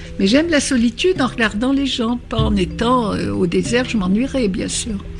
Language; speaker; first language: French; non-native, local second language; Arabic